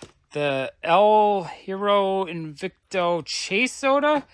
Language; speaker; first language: English; native; English